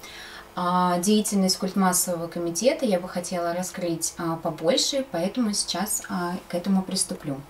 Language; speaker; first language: Russian; native; Russian